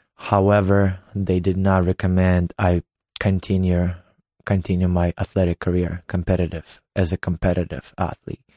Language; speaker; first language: English; non-native, fluent; Ukrainian